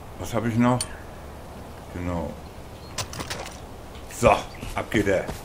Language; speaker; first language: German; native; German